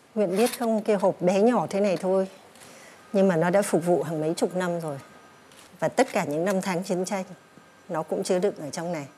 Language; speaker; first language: Vietnamese; native; Vietnamese